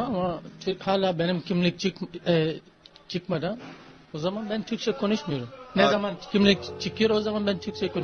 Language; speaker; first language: Turkish; non-native, learner; French